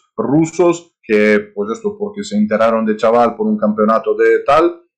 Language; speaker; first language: Spanish; non-native, fluent; Serbian